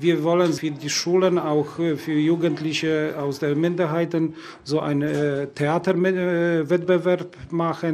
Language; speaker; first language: German; non-native, local second language; Polish